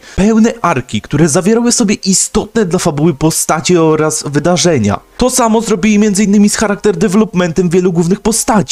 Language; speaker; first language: Polish; native; Polish